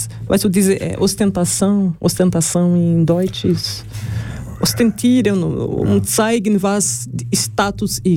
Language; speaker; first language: German; non-native, learner; Portuguese